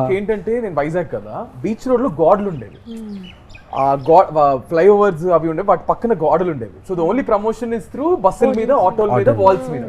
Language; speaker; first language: Telugu; native; Telugu